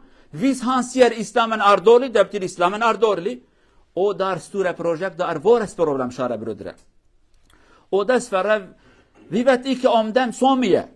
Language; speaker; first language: Norwegian; non-native, learner; Kurdish